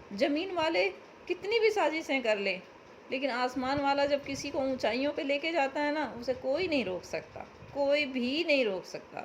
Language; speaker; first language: Urdu; native; Urdu